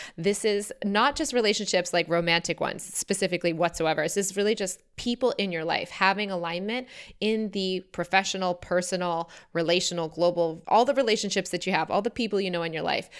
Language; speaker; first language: English; native; English